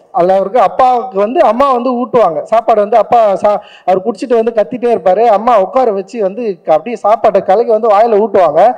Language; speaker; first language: Tamil; native; Tamil